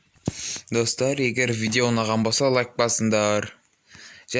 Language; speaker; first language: Kazakh; native; Kazakh